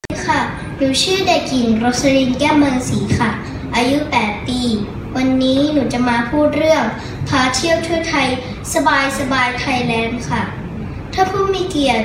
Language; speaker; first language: Thai; early bilingual, heritage; Thai